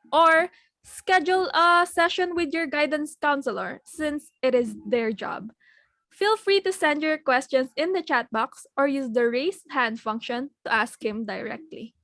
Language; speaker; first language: English; non-native, local second language; Filipino